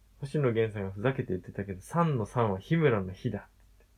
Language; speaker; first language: Japanese; native; Japanese